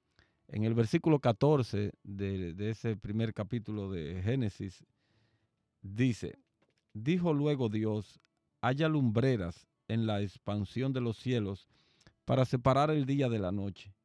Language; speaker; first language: Spanish; native; Spanish